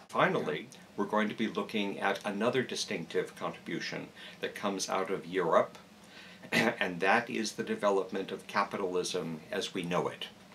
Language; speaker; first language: English; native; English